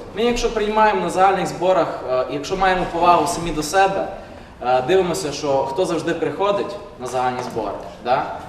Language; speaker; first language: Ukrainian; native; Ukrainian